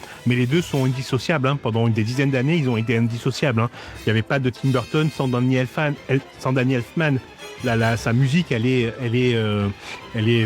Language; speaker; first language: French; native; French